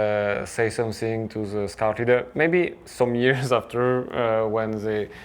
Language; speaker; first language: English; non-native, fluent; French